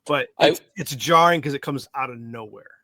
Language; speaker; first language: English; native; English